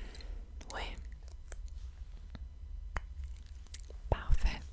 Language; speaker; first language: French; non-native, fluent; English